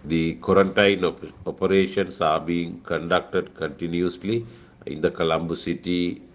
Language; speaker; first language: English; non-native, local second language; Sinhala